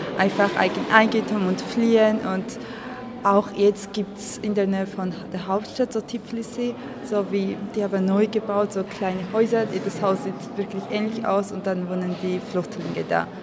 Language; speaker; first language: German; non-native, fluent; Georgian